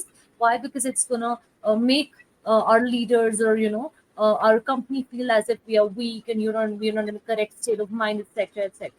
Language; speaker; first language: English; non-native, local second language; Hindi